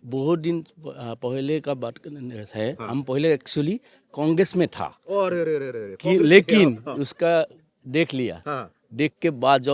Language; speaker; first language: Hindi; non-native, local second language; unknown